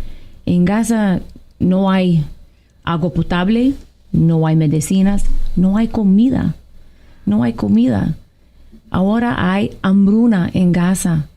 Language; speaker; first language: Spanish; non-native, fluent; Arabic